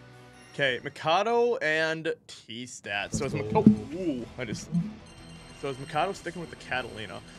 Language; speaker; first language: English; native; English